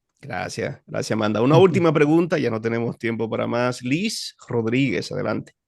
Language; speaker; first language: Spanish; native; Spanish